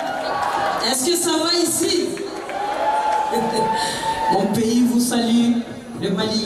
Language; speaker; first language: French; non-native, local second language; Bambara